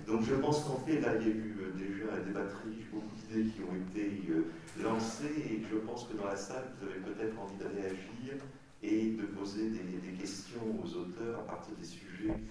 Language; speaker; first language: French; native; French